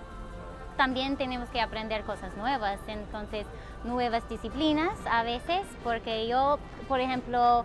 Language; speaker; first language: Spanish; non-native, fluent; English